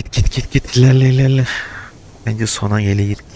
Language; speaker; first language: Turkish; native; Turkish